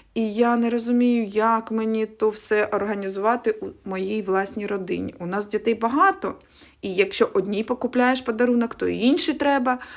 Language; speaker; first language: Ukrainian; native; Ukrainian